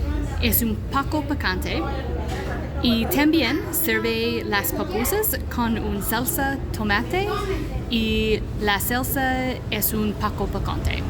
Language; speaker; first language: Spanish; non-native, learner; English